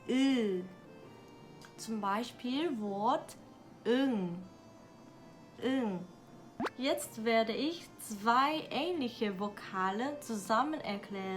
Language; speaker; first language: German; non-native, learner; Korean